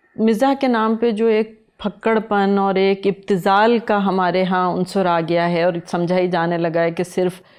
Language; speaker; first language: Urdu; native; Urdu